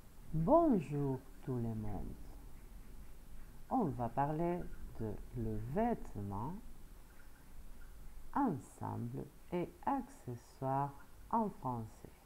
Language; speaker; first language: French; non-native, fluent; Spanish